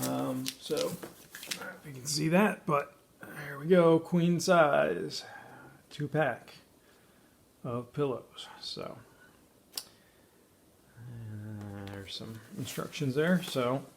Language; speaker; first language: English; native; English